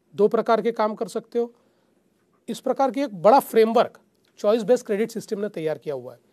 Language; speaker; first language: Hindi; non-native, local second language; Marathi